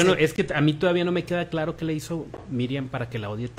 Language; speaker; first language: Spanish; native; Spanish